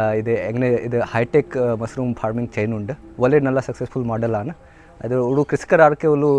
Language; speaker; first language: Malayalam; non-native, learner; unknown